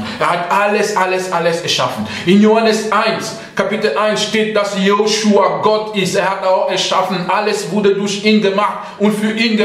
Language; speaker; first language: German; non-native, fluent; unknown